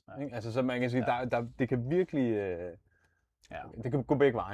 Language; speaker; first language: Danish; native; Danish